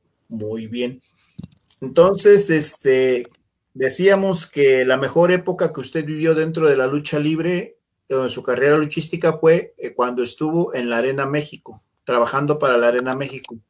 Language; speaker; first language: Spanish; native; Spanish